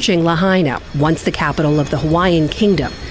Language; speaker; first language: English; native; English